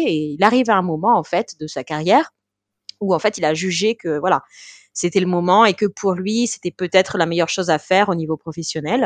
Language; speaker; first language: French; early bilingual, heritage; French